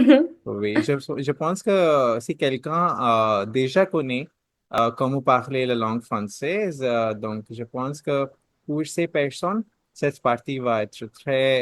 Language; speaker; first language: French; non-native, fluent; Hindi